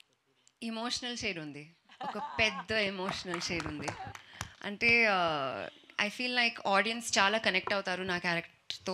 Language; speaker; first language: Telugu; non-native, fluent; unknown